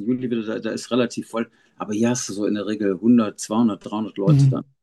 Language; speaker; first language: German; native; German